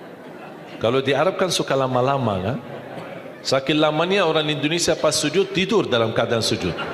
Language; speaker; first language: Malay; non-native, fluent; Arabic